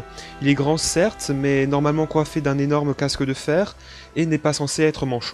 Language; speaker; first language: French; native; French